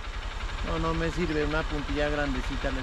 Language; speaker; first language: Spanish; native; Spanish